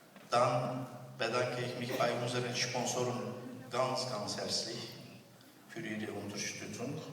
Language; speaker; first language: German; non-native, fluent; Zaza